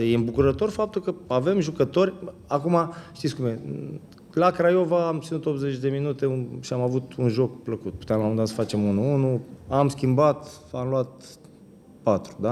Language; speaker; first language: Romanian; native; Romanian